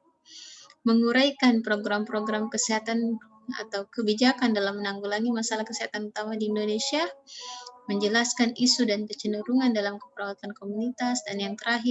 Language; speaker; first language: Indonesian; native; Indonesian